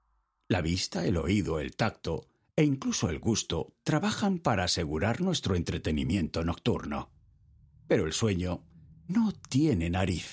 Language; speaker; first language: Spanish; native; Spanish